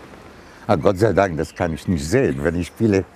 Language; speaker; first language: German; non-native, learner; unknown